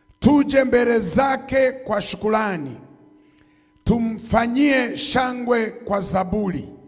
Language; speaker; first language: Swahili; native; Swahili